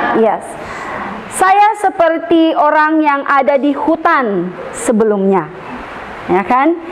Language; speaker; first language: Indonesian; non-native, learner; Filipino